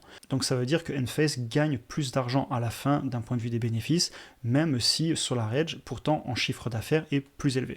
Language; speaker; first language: French; native; French